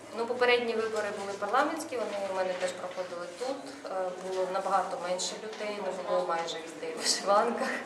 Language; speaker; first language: Ukrainian; native; Ukrainian